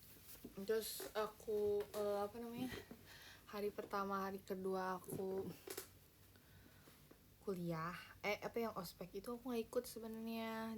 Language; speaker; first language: Indonesian; native; Indonesian